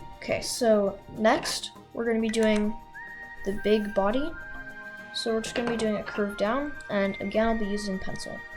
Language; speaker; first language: English; native; English